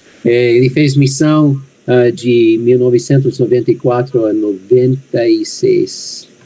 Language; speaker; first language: Portuguese; non-native, fluent; English